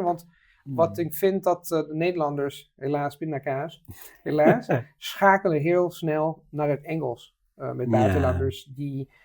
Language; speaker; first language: Dutch; non-native, fluent; Italian